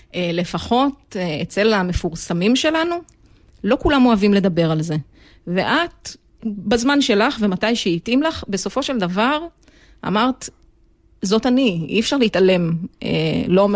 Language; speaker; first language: Hebrew; native; Hebrew